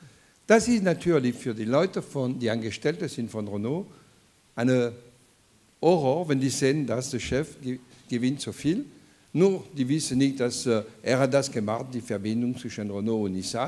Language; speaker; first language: German; non-native, fluent; French